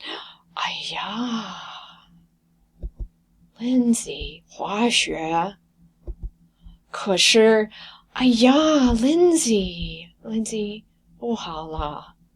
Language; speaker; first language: Chinese; non-native, fluent; English